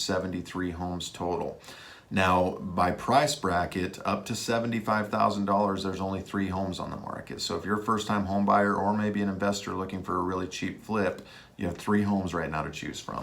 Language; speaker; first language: English; native; English